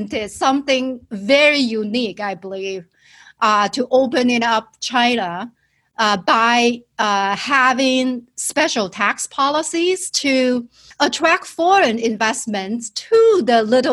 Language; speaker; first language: English; non-native, fluent; Chinese